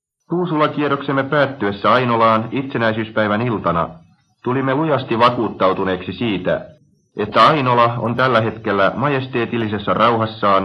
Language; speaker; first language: Finnish; native; Finnish